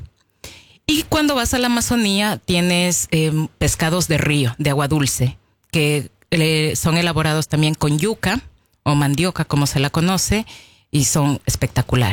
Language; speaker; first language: Spanish; native; Spanish